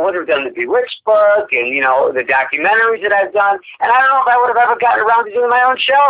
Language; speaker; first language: English; native; English